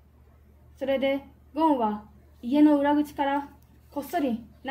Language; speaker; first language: Japanese; native; Japanese